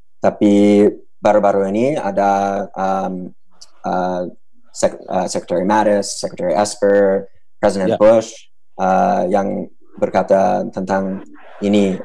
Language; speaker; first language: Indonesian; non-native, fluent; English